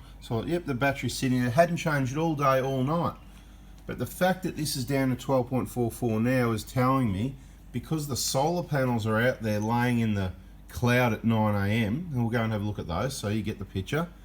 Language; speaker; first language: English; native; English